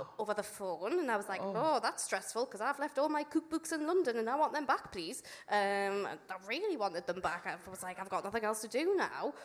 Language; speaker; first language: English; native; English